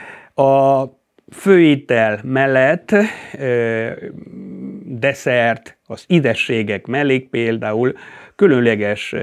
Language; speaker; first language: Hungarian; non-native, fluent; Spanish